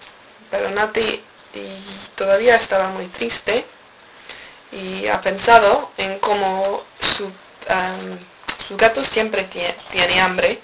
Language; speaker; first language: Spanish; non-native, learner; English